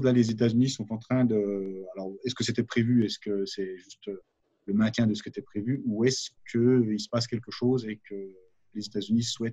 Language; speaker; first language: French; native; French